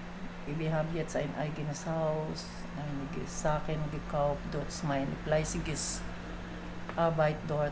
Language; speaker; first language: German; non-native, learner; Filipino